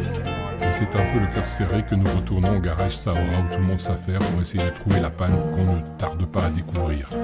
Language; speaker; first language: French; native; French